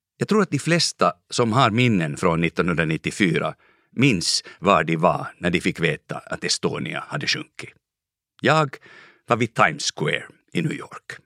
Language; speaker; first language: Swedish; native; Swedish